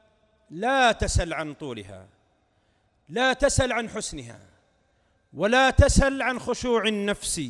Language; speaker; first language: Arabic; native; Arabic